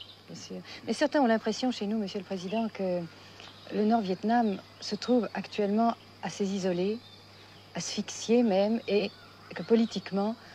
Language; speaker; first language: French; native; French